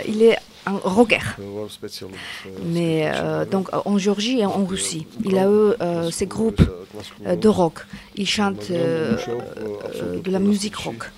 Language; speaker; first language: French; non-native, learner; Georgian